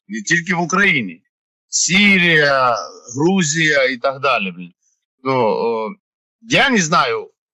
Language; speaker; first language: Ukrainian; non-native, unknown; Georgian